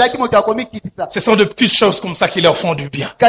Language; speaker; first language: French; non-native, local second language; Lingala